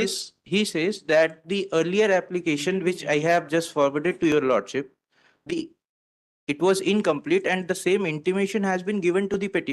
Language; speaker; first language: English; non-native, local second language; Hindi